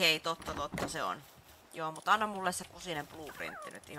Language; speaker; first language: Finnish; native; Finnish